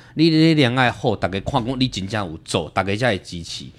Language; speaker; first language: Min Nan Chinese; non-native, local second language; Chinese